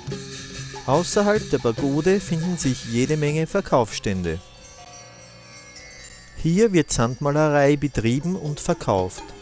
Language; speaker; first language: German; native; German